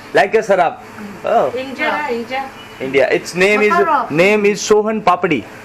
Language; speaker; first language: English; non-native, learner; Hindi